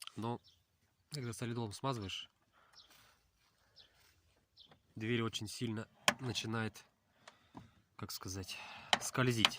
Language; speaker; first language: Russian; native; Russian